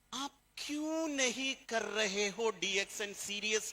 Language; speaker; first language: Hindi; non-native, fluent; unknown